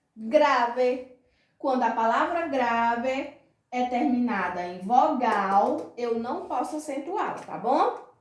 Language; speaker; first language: Portuguese; native; Portuguese